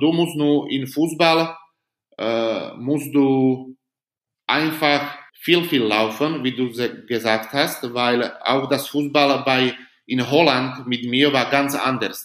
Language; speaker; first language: German; non-native, learner; Slovak